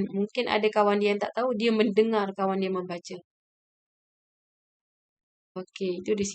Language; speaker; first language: Malay; native; Malay